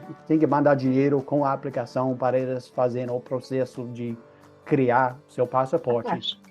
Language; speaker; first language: Portuguese; non-native, fluent; English